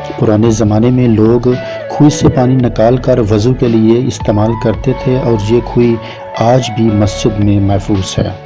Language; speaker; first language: Urdu; non-native, local second language; Punjabi